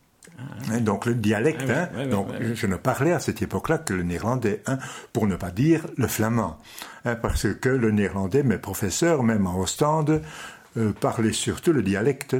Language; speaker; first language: French; native; French